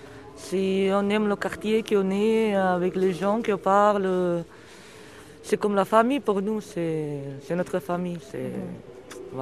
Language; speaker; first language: French; non-native, fluent; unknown